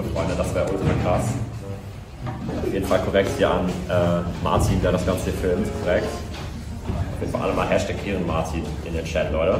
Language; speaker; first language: German; native; German